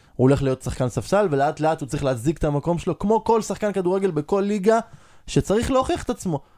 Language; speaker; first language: Hebrew; native; Hebrew